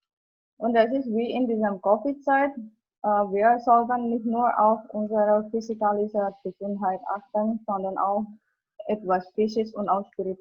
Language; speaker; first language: German; non-native, fluent; Indonesian